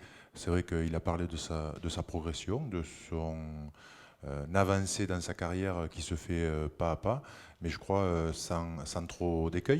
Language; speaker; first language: French; native; French